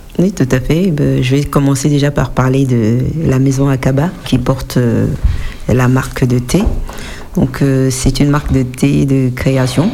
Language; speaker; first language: French; native; French